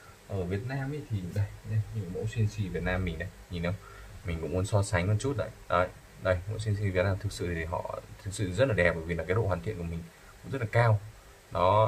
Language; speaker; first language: Vietnamese; native; Vietnamese